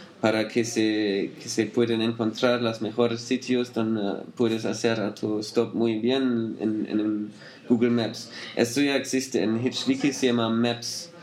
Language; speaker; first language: Spanish; non-native, learner; German